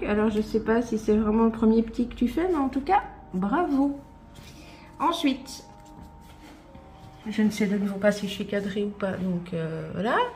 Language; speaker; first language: French; native; French